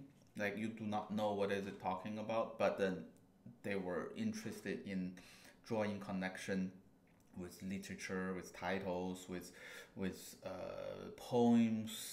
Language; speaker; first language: English; non-native, fluent; Chinese